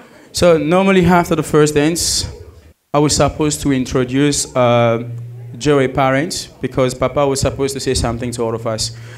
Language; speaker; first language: English; non-native, fluent; French